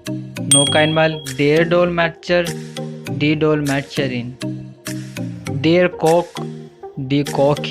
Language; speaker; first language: German; non-native, learner; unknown